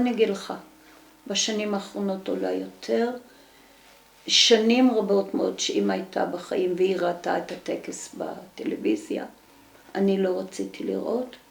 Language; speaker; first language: Hebrew; early bilingual, other home language; Dutch